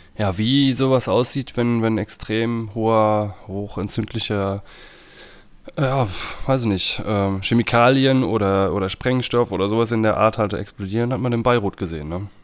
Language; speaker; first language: German; native; German